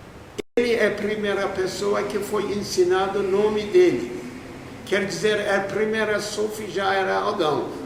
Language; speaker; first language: Portuguese; non-native, fluent; Turkish